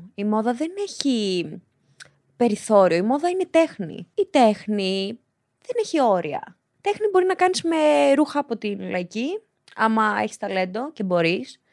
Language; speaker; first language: Greek; early bilingual, other home language; Albanian